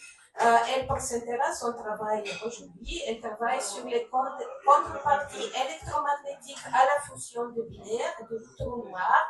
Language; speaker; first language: French; non-native, learner; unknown